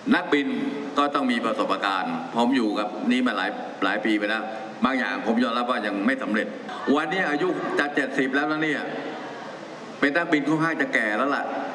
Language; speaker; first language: Thai; native; Thai